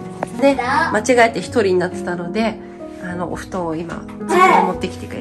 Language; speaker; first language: Japanese; native; Japanese